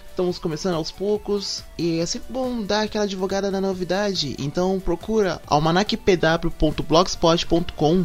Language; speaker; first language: Portuguese; native; Portuguese